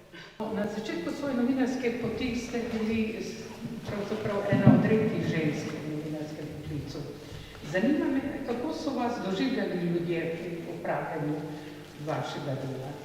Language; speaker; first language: Slovenian; native; Slovenian